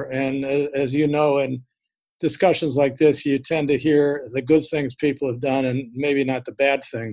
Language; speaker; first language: English; native; English